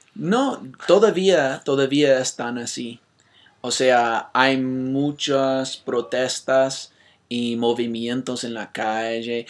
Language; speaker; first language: Spanish; non-native, fluent; English